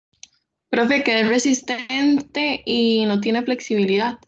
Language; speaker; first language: Spanish; native; Spanish